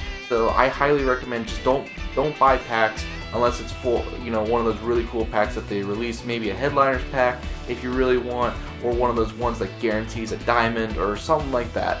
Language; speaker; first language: English; native; English